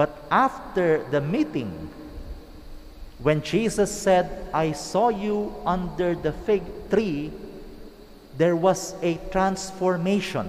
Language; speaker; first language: English; non-native, local second language; Pangasinan